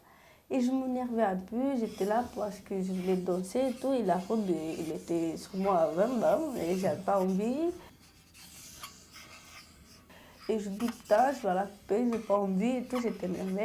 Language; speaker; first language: French; non-native, learner; Romanian